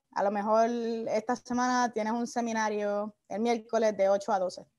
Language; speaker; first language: Spanish; native; Spanish